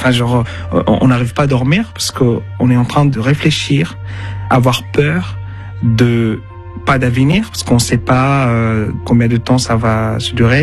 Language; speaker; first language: French; non-native, fluent; Arabic